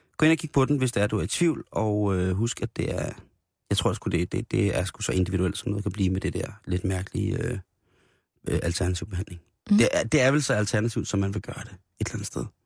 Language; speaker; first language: Danish; native; Danish